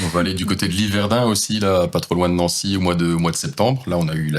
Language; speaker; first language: French; native; French